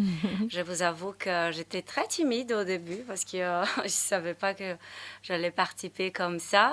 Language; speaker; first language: French; non-native, fluent; Portuguese